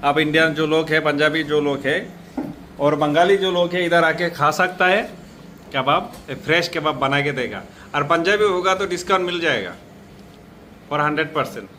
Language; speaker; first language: Hindi; non-native, learner; Bangla